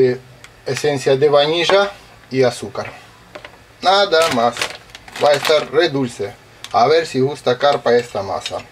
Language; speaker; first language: Spanish; non-native, fluent; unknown